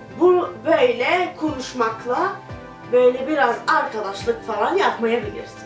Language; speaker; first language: Turkish; non-native, learner; Arabic